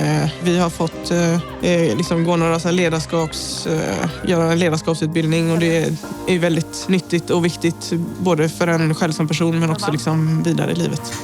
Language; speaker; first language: Swedish; native; Swedish